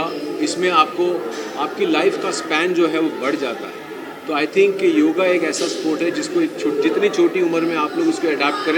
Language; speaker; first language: Hindi; native; Hindi